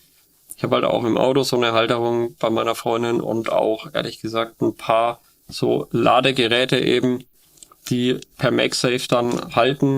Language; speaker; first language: German; native; German